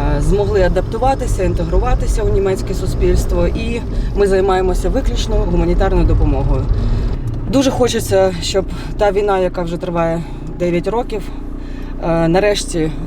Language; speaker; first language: Ukrainian; native; Ukrainian